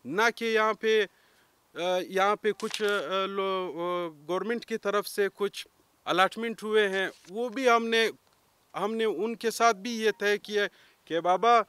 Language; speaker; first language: Urdu; non-native, local second language; Pashto